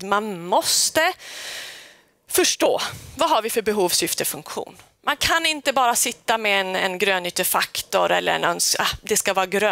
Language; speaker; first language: Swedish; native; Swedish